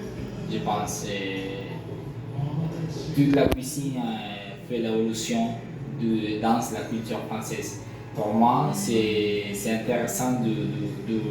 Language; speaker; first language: French; non-native, learner; Spanish